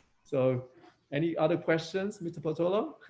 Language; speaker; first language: English; non-native, fluent; Vietnamese